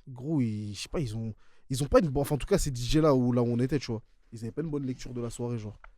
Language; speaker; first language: French; native; French